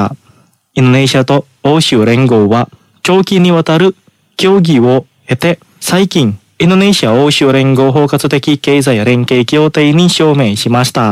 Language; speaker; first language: Japanese; non-native, fluent; Indonesian